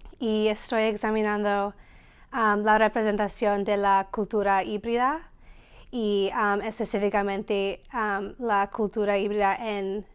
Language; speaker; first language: Spanish; non-native, learner; English